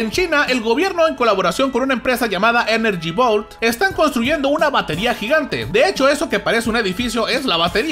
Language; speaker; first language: Spanish; native; Spanish